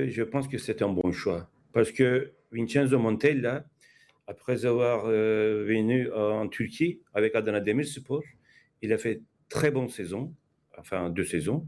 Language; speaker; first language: French; non-native, fluent; Turkish